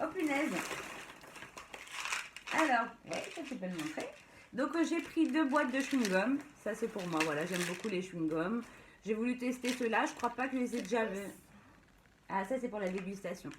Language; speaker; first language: French; native; French